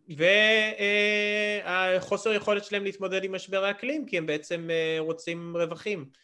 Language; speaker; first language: Hebrew; early bilingual, other home language; English